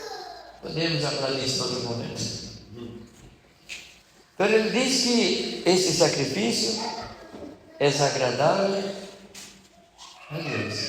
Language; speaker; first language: Spanish; non-native, fluent; Portuguese